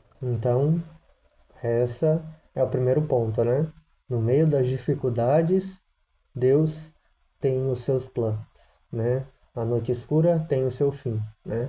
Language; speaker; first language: Portuguese; native; Portuguese